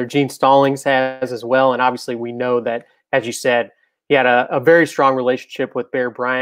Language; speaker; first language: English; native; English